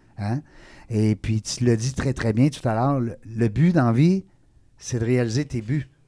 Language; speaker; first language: French; native; French